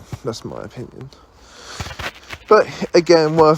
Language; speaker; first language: English; native; English